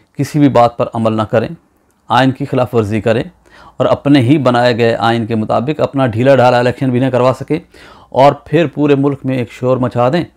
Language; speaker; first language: Urdu; native; Urdu